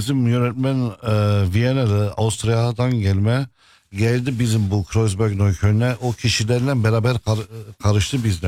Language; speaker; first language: Turkish; non-native, fluent; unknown